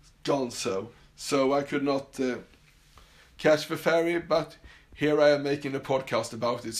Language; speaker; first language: English; non-native, fluent; Swedish